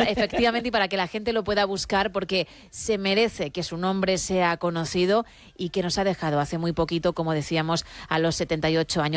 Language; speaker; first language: Spanish; native; Spanish